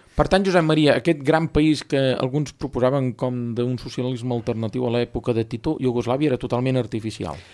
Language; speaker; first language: Catalan; native; Catalan